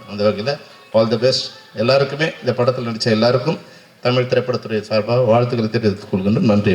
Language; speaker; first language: Tamil; native; Tamil